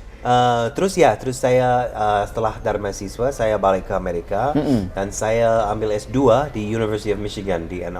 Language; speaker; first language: Indonesian; non-native, fluent; English